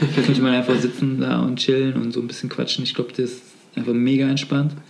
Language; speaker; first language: German; native; German